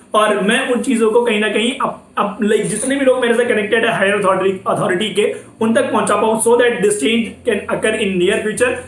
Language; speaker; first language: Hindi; native; Hindi